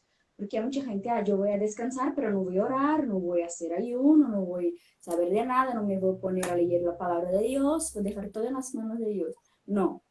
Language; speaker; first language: Spanish; non-native, fluent; Portuguese